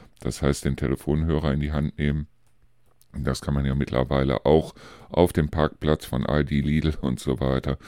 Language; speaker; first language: German; native; German